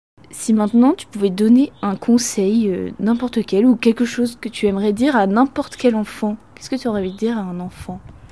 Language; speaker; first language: French; native; French